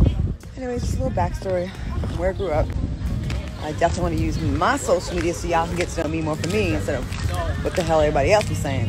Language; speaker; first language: English; native; English